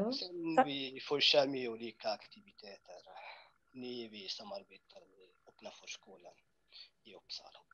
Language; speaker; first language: Swedish; non-native, learner; Arabic